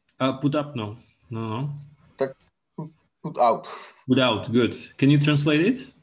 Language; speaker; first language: English; non-native, local second language; Czech